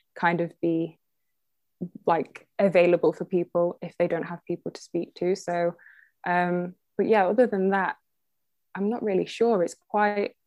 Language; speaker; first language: English; native; English